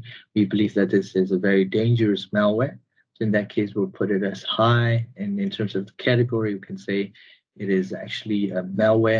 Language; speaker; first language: English; non-native, fluent; Burmese